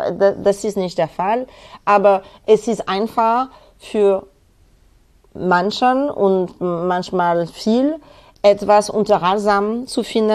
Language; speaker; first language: German; non-native, fluent; French